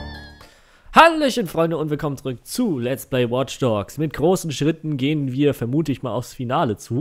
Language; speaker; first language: German; native; German